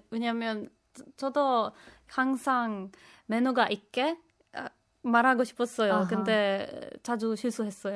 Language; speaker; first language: Korean; non-native, fluent; Polish